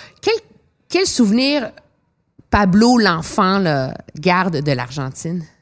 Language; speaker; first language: French; native; French